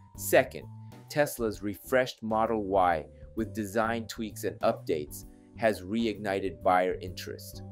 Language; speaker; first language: English; non-native, fluent; Japanese